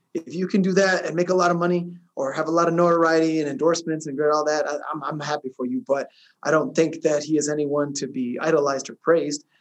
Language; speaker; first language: English; early bilingual, other home language; Spanish